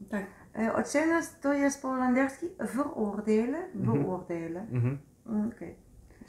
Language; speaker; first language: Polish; non-native, learner; Dutch